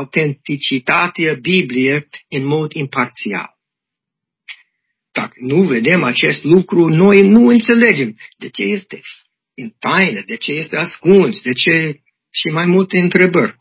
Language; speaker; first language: Romanian; non-native, learner; English